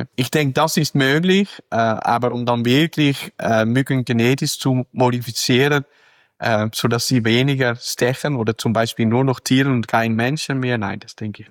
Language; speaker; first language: German; non-native, fluent; Dutch